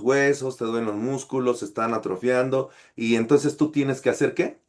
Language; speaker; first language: Spanish; native; Spanish